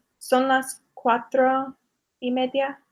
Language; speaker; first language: Spanish; non-native, learner; English